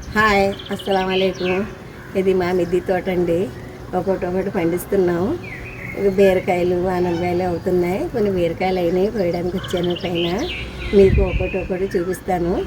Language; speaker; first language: Telugu; non-native, local second language; Urdu